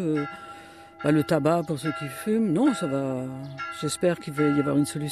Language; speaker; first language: French; native; French